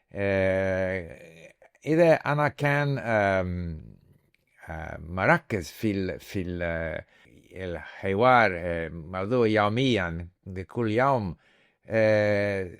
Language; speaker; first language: Arabic; non-native, learner; English